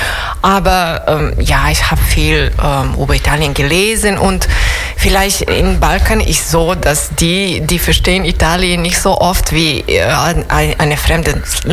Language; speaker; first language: German; non-native, fluent; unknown